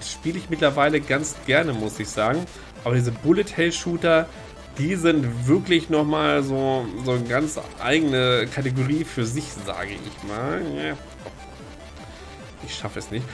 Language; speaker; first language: German; native; German